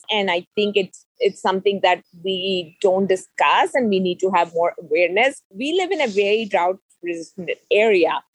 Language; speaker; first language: English; non-native, local second language; Urdu